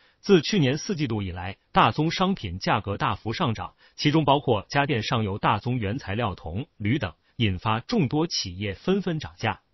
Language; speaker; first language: Chinese; native; Chinese